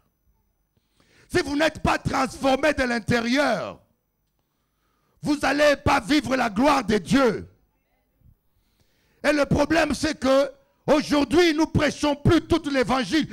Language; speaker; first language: French; non-native, local second language; Lingala